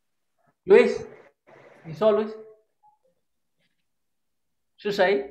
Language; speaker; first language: Chinese; non-native, fluent; Spanish